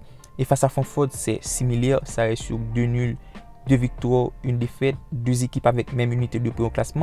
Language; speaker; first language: French; native; French